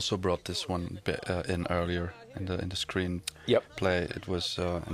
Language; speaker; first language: English; non-native, fluent; Dutch